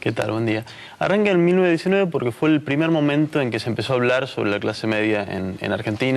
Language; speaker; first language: Spanish; native; Spanish